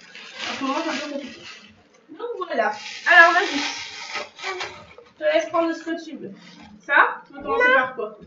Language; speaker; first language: French; native; French